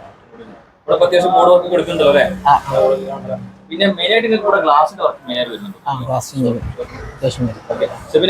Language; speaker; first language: Malayalam; native; Malayalam